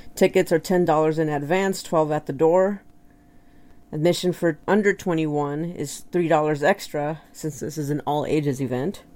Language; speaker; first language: English; native; English